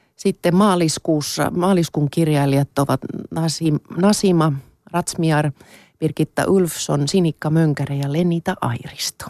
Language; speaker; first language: Finnish; non-native, local second language; Swedish